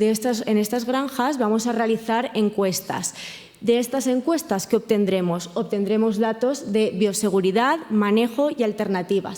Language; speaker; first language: Spanish; native; Spanish